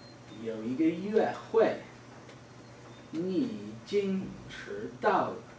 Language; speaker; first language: Chinese; non-native, learner; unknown